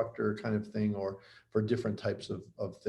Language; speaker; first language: English; native; English